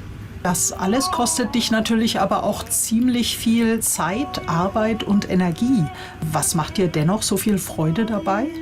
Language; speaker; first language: German; native; German